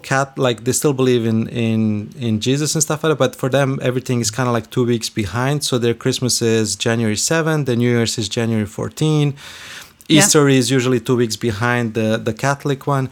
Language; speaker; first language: English; non-native, fluent; Bosnian